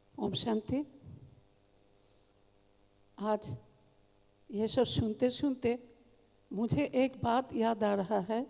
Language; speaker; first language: Hindi; non-native, local second language; Bangla